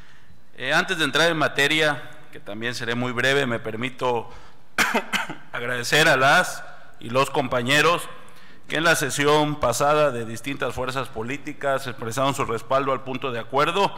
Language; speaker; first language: Spanish; native; Spanish